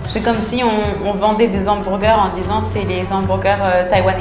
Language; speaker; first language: French; native; French